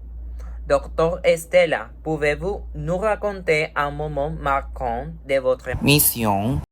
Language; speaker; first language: French; non-native, learner; Spanish